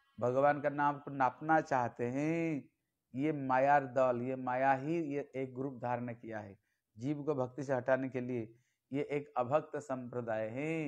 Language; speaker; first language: Hindi; non-native, local second language; Bangla